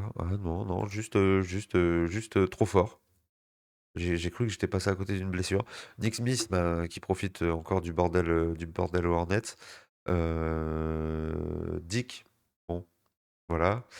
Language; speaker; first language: French; native; French